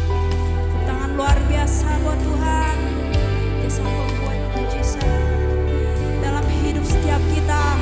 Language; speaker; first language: Indonesian; native; Indonesian